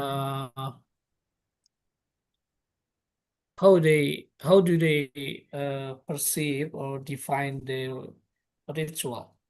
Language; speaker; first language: English; non-native, local second language; Indonesian